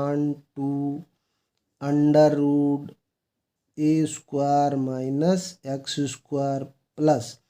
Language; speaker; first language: Hindi; native; Hindi